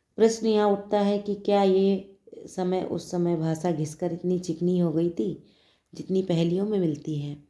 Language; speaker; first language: Hindi; native; Hindi